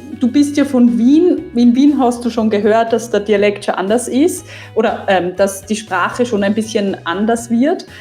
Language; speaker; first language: German; native; German